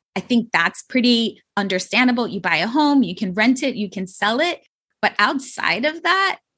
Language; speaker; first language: English; native; English